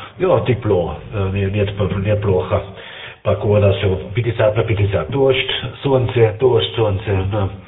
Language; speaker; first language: Russian; non-native, learner; German